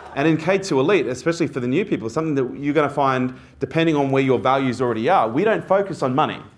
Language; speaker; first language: English; native; English